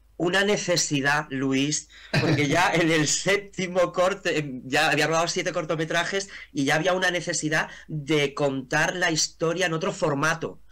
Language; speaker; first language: Spanish; native; Spanish